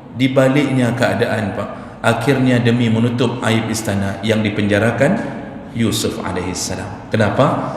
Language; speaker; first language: Malay; non-native, local second language; Achinese